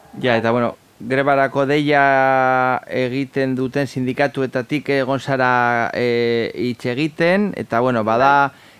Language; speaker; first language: Basque; native; Basque